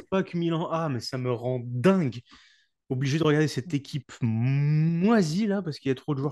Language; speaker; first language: French; native; French